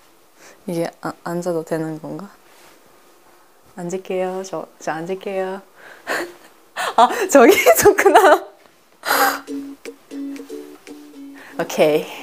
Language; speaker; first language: Korean; non-native, fluent; Japanese